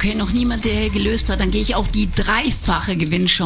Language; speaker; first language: German; native; German